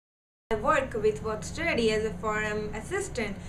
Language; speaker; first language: English; non-native, learner; Gujarati